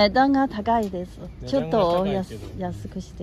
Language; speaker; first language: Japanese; non-native, learner; Chinese